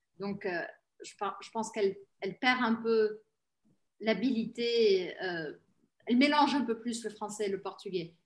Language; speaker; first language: French; early bilingual, heritage; Portuguese